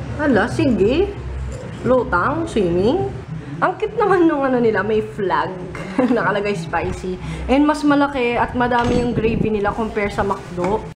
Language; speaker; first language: Filipino; early bilingual, heritage; Filipino